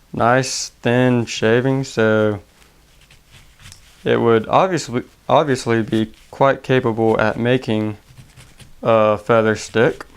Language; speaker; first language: English; native; English